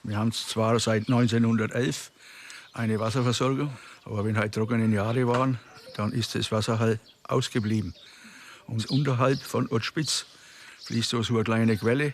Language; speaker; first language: German; native; German